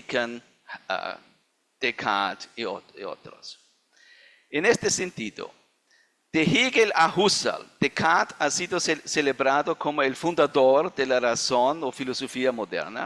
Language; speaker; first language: Spanish; non-native, fluent; German